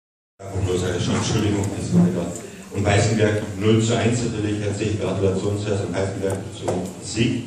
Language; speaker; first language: German; native; German